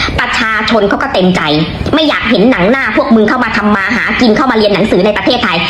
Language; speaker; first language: Thai; native; Thai